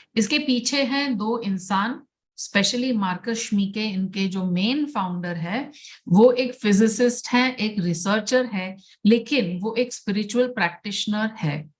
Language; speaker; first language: Hindi; non-native, local second language; Gujarati